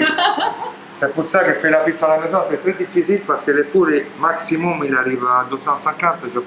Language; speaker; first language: French; non-native, learner; Italian